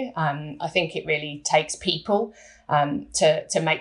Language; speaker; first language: English; native; English